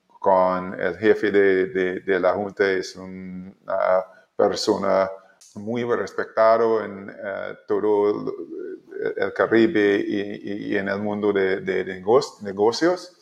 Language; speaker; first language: Spanish; non-native, learner; English